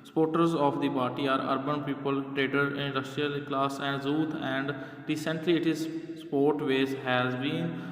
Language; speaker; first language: English; non-native, local second language; Punjabi